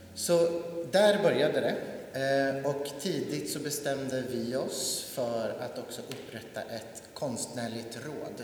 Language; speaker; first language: Swedish; native; Swedish